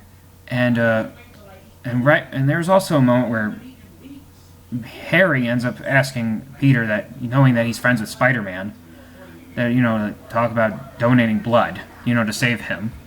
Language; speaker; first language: English; native; English